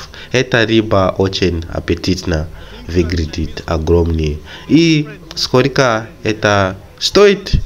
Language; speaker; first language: Russian; non-native, fluent; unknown